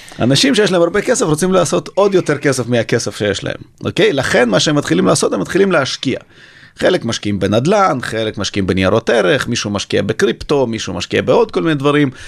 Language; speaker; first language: Hebrew; early bilingual, other home language; Russian